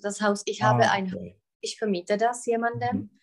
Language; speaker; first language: German; non-native, fluent; Czech